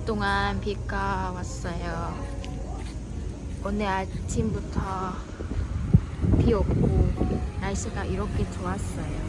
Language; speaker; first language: Korean; non-native, local second language; Vietnamese